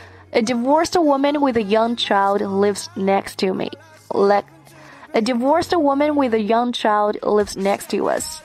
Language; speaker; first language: English; non-native, fluent; Chinese